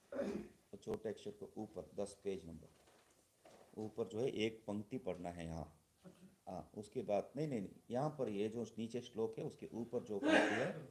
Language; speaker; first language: Hindi; non-native, local second language; Tamil